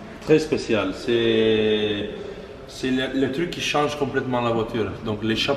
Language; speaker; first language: French; non-native, fluent; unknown